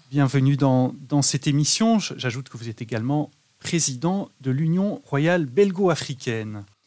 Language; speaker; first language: French; native; French